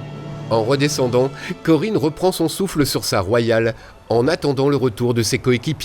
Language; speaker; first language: French; native; French